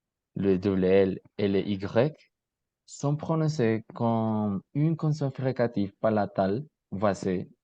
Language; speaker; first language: French; non-native, learner; Spanish